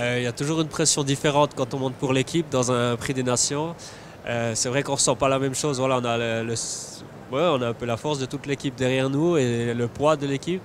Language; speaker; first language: French; native; French